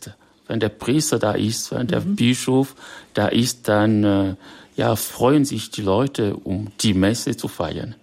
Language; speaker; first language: German; non-native, fluent; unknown